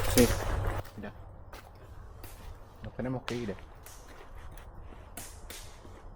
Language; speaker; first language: Spanish; native; Spanish